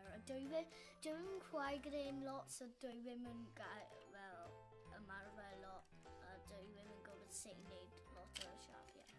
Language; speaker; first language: Welsh; non-native, local second language; English